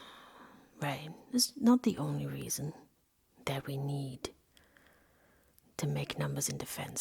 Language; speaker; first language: English; non-native, local second language; Welsh